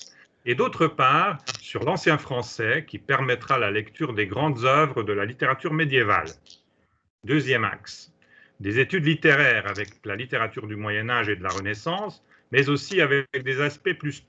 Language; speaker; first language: French; non-native, fluent; Hungarian